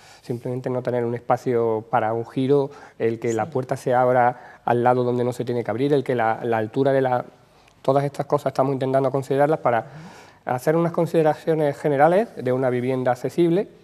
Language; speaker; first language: Spanish; native; Spanish